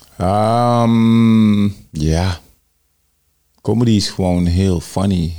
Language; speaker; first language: Dutch; early bilingual, other home language; Sranan Tongo